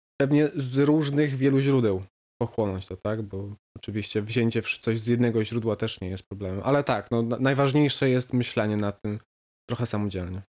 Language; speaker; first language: Polish; native; Polish